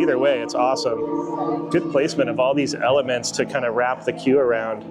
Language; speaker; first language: English; native; English